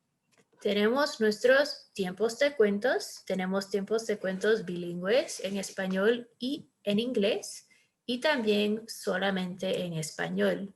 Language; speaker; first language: Spanish; early bilingual, heritage; Spanish